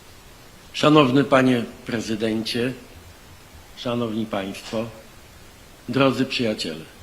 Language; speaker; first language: Polish; native; Polish